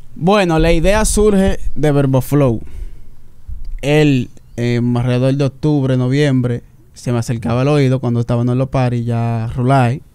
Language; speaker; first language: Spanish; early bilingual, heritage; Spanish